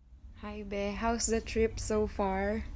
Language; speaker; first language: English; non-native, local second language; Filipino